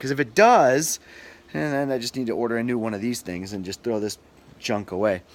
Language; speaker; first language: English; native; English